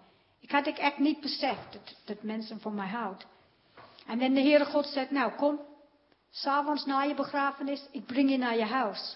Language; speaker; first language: Dutch; non-native, fluent; English